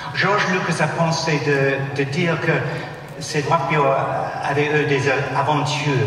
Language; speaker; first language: French; non-native, learner; English